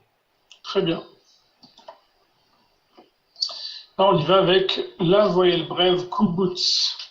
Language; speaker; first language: French; non-native, fluent; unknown